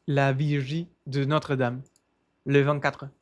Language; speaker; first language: French; non-native, learner; Portuguese